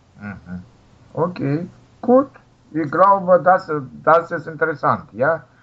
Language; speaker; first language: German; non-native, fluent; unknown